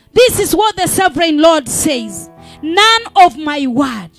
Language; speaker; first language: English; non-native, local second language; Swahili